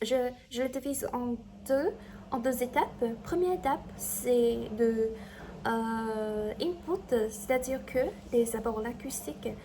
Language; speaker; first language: French; non-native, learner; Chinese